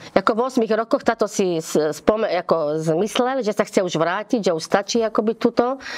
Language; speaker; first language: Slovak; early bilingual, heritage; Slovak